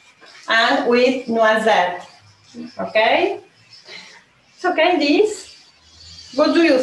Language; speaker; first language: English; non-native, learner; Spanish